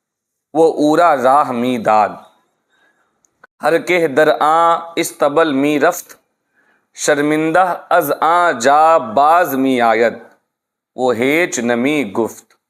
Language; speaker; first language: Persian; non-native, fluent; Urdu